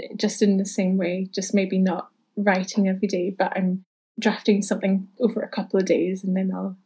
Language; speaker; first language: English; native; English